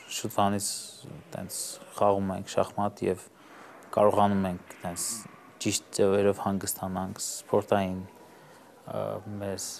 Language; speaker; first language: Armenian; native; Armenian